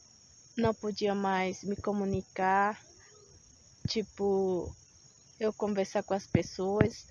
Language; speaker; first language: Portuguese; non-native, local second language; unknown